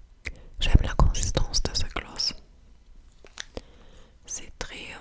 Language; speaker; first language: French; non-native, fluent; English